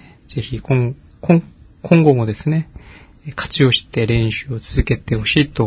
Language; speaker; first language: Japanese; non-native, fluent; Korean